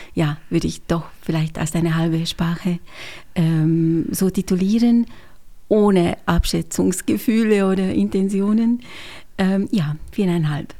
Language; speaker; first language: German; non-native, fluent; Hungarian